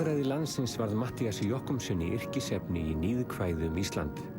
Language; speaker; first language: Icelandic; native; Icelandic